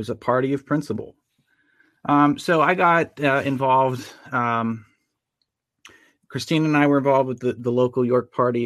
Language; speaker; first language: English; native; English